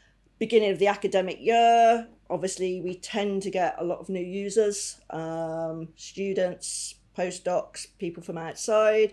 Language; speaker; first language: English; native; English